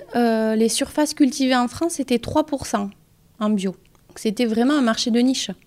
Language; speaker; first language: French; native; French